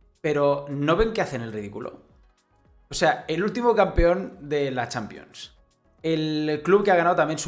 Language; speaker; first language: Spanish; native; Spanish